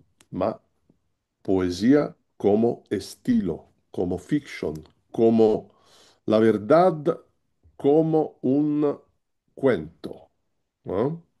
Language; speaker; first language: Spanish; non-native, learner; Italian